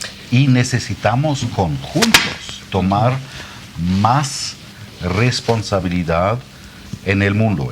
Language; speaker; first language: Spanish; non-native, fluent; German